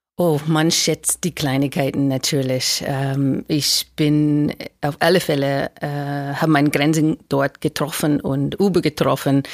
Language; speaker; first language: German; non-native, fluent; English